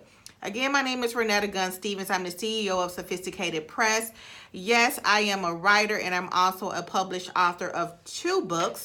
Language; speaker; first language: English; native; English